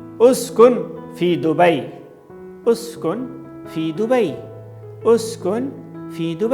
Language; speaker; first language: Arabic; non-native, fluent; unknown